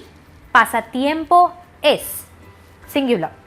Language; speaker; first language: Spanish; non-native, learner; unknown